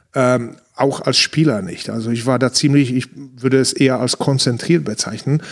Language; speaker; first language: German; non-native, fluent; Czech